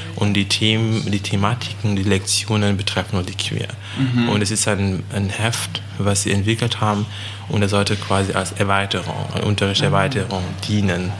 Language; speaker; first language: German; non-native, fluent; French